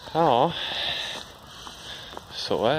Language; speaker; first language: Swedish; native; Swedish